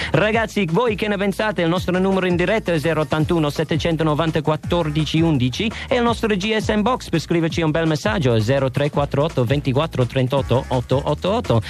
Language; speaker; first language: Italian; non-native, fluent; English